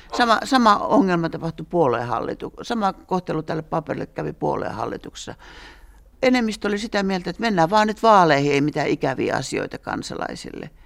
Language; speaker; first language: Finnish; native; Finnish